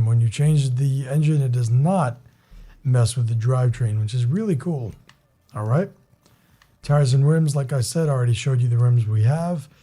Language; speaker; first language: English; native; English